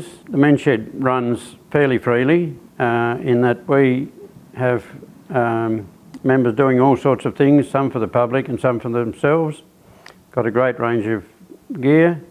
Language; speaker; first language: English; native; English